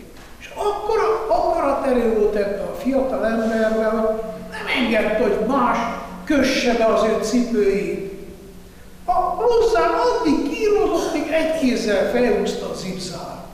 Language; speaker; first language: Hungarian; non-native, fluent; Italian